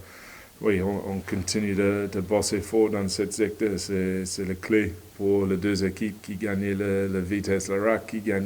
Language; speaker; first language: French; non-native, learner; English